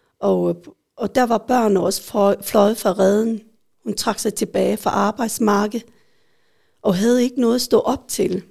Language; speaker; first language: Danish; early bilingual, other home language; Vietnamese